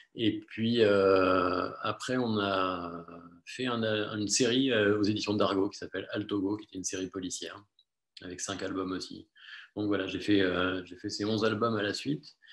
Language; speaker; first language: French; native; French